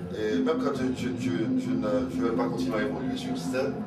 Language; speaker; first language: French; native; French